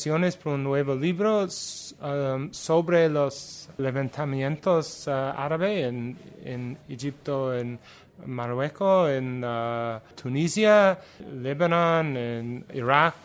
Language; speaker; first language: Spanish; non-native, learner; English